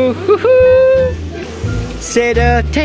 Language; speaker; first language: English; non-native, learner; Malay